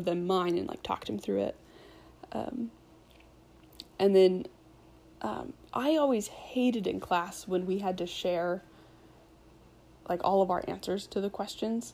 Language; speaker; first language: English; native; English